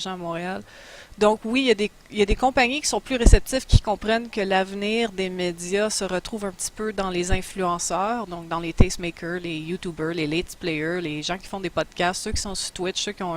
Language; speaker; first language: French; native; French